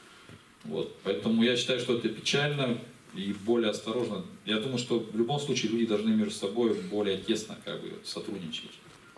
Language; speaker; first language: Russian; native; Russian